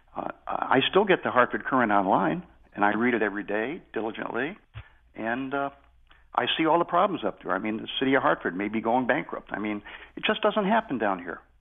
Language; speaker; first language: English; native; English